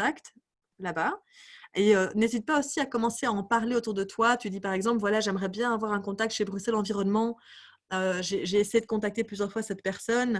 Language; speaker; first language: French; native; French